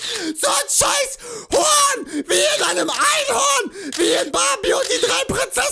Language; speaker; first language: German; native; German